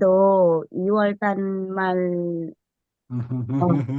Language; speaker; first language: Korean; non-native, learner; Thai